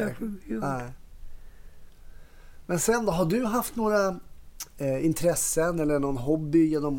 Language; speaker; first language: Swedish; native; Swedish